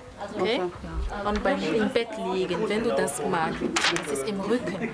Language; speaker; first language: German; non-native, learner; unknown